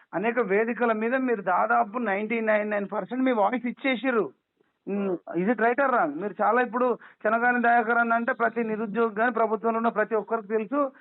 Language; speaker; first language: Telugu; native; Telugu